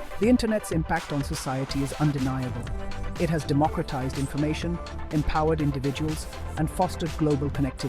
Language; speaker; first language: English; non-native, local second language; Hindi